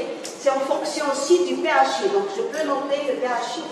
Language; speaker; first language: French; non-native, local second language; Arabic